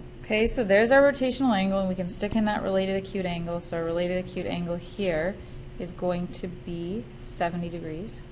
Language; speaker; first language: English; native; English